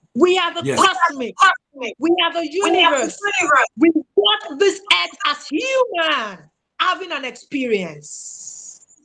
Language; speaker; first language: English; non-native, local second language; Yoruba